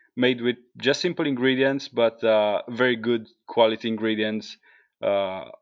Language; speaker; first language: English; non-native, fluent; Italian